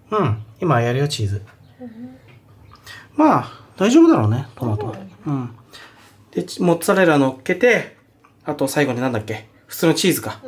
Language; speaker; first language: Japanese; native; Japanese